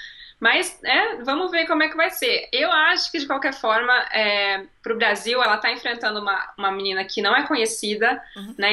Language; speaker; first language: Portuguese; native; Portuguese